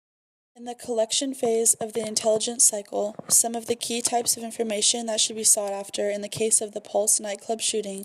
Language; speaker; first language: English; native; English